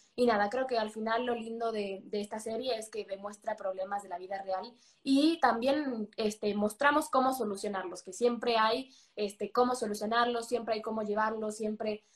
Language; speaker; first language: Spanish; native; Spanish